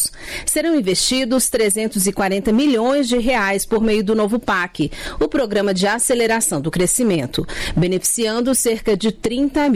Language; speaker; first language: Portuguese; native; Portuguese